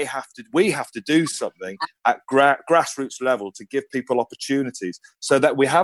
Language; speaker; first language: English; native; English